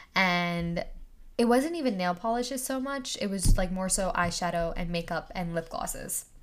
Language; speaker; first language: English; native; English